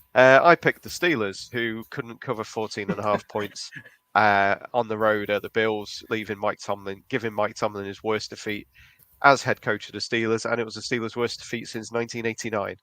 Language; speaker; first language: English; native; English